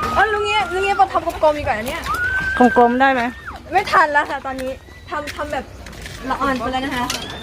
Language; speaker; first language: Thai; non-native, local second language; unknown